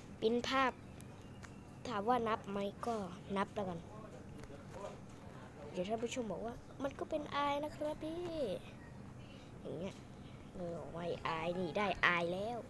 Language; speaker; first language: Thai; native; Thai